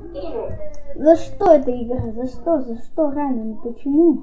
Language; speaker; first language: Russian; native; Russian